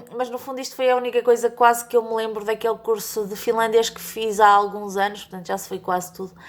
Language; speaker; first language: Portuguese; native; Portuguese